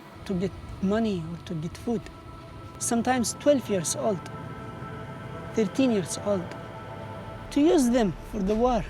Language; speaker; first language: English; non-native, fluent; Arabic